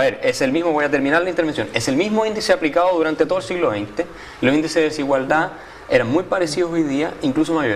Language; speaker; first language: Spanish; native; Spanish